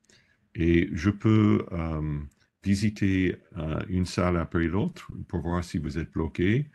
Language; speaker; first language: French; non-native, fluent; English